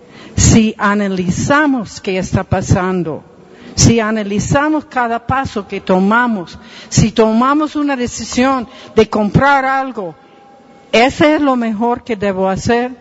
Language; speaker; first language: Spanish; non-native, fluent; English